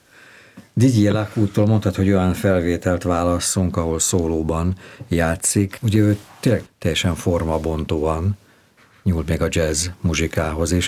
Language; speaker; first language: Hungarian; native; Hungarian